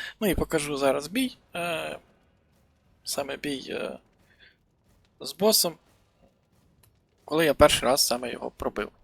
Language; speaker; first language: Ukrainian; native; Ukrainian